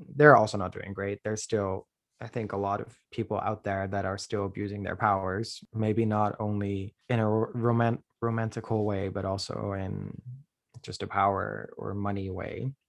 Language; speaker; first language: English; non-native, fluent; Dutch